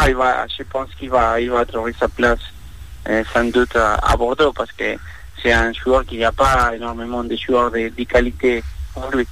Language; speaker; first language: French; non-native, fluent; Spanish